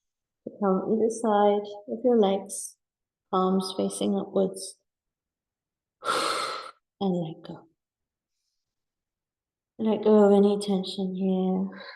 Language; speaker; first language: English; native; English